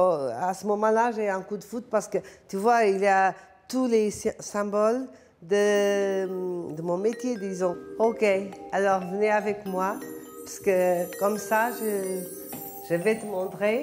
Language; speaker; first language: French; non-native, fluent; Portuguese